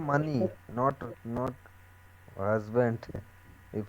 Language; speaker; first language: English; non-native, learner; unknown